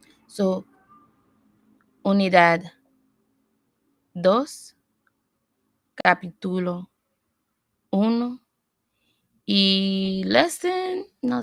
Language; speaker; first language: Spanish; non-native, learner; English